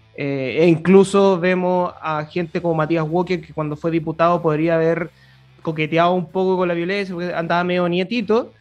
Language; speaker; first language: Spanish; native; Spanish